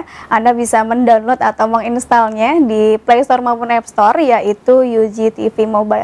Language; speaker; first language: Indonesian; native; Indonesian